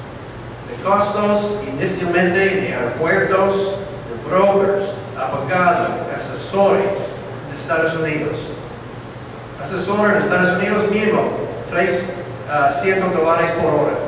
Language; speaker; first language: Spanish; non-native, learner; English